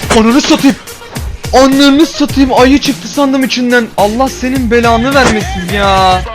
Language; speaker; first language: Turkish; native; Turkish